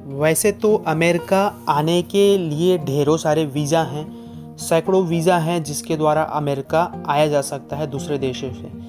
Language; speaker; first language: Hindi; native; Hindi